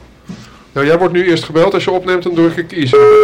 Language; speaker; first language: Dutch; native; Dutch